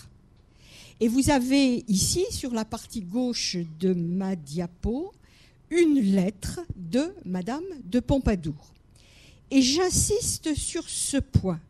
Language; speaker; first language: French; native; French